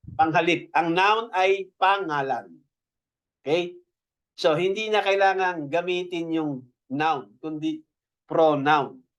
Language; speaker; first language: Filipino; native; Filipino